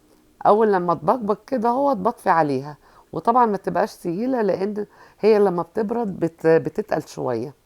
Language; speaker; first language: Arabic; native; Arabic